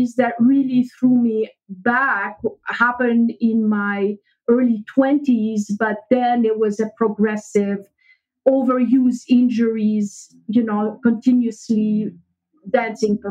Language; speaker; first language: English; non-native, fluent; French